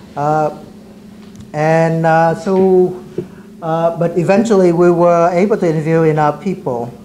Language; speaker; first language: English; early bilingual, other home language; Vietnamese